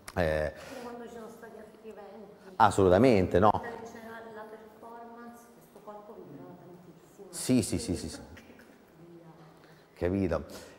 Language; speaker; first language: Italian; native; Italian